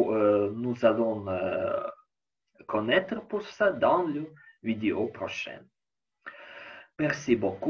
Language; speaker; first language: French; non-native, learner; Ukrainian